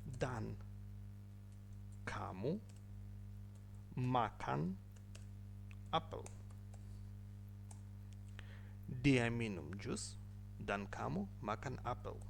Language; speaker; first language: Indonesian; non-native, fluent; Ukrainian